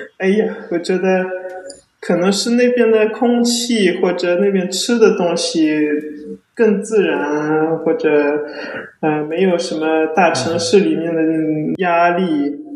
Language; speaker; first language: Chinese; early bilingual, heritage; Chinese